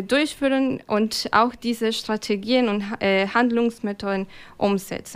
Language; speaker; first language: German; non-native, fluent; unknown